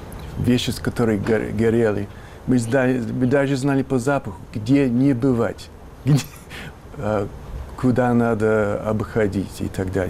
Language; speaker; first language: Russian; non-native, fluent; English